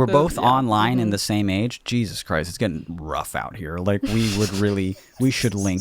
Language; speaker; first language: English; native; English